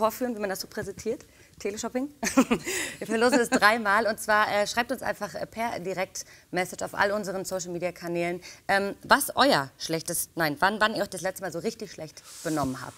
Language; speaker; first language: German; native; German